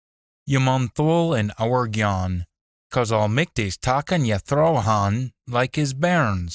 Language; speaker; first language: English; native; English